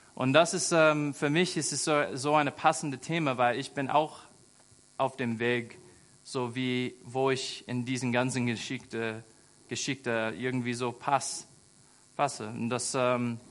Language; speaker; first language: German; non-native, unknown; English